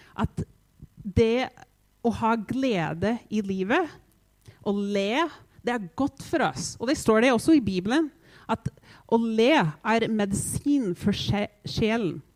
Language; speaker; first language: Norwegian; non-native, fluent; English